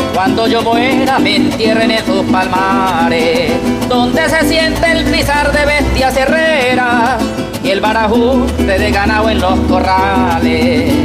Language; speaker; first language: Spanish; native; Spanish